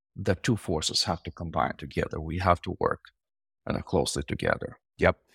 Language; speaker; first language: English; non-native, fluent; Romanian